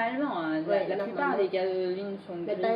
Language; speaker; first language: French; non-native, fluent; Chinese